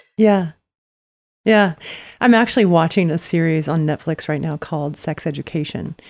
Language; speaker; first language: English; native; English